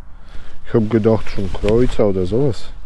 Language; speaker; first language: German; non-native, learner; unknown